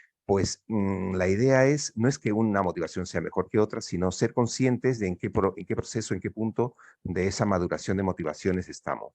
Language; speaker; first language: Spanish; native; Spanish